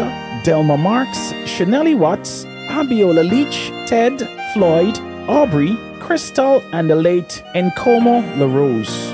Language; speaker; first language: English; native; English